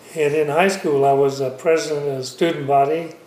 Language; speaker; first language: English; native; English